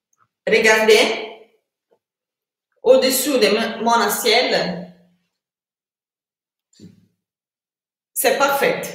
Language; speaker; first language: French; non-native, fluent; Italian